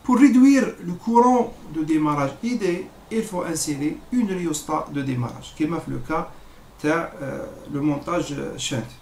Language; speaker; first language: French; non-native, local second language; Arabic